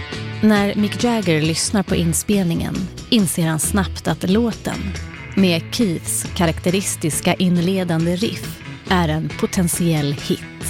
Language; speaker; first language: Swedish; native; Swedish